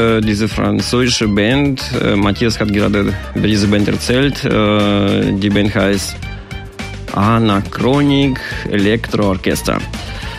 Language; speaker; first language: German; non-native, fluent; Russian